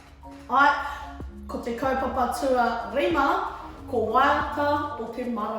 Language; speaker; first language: Māori; non-native, local second language; English